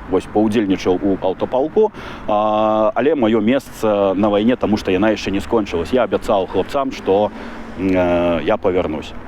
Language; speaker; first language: Belarusian; non-native, local second language; Russian